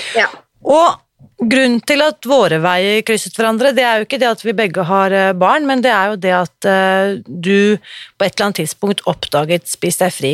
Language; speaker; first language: Norwegian; native; Norwegian